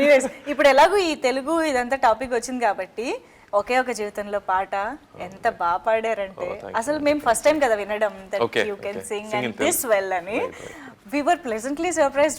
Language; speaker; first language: Telugu; native; Telugu